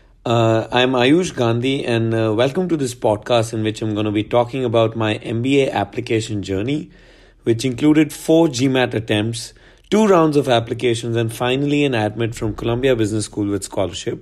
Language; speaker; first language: English; non-native, local second language; Hindi